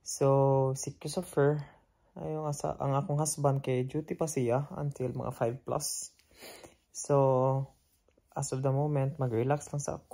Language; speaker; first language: Cebuano; non-native, local second language; Filipino